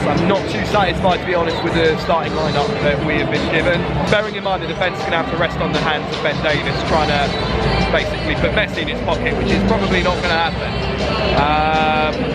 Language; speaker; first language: English; native; English